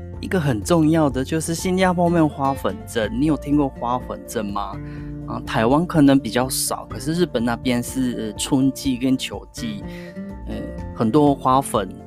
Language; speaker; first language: Chinese; non-native, fluent; Japanese